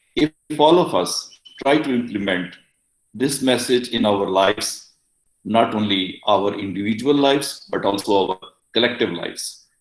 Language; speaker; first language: English; non-native, local second language; Urdu